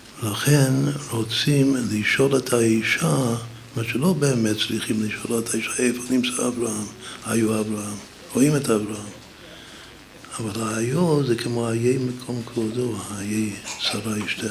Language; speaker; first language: Hebrew; non-native, fluent; English